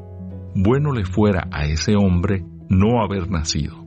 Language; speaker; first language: Spanish; native; Spanish